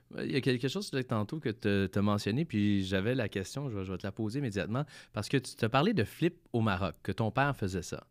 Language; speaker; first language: French; native; French